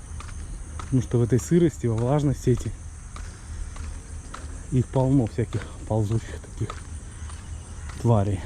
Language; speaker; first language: Russian; native; Russian